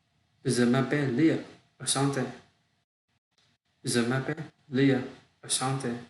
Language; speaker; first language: French; non-native, learner; Vietnamese